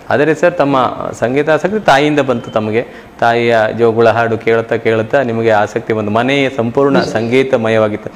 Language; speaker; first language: Kannada; native; Kannada